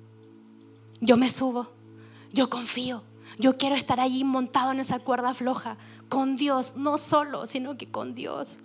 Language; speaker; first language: Spanish; native; Spanish